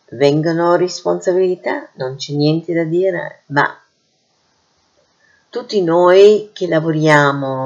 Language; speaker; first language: Italian; non-native, fluent; English